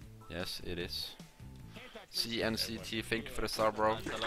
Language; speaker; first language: English; non-native, fluent; Swedish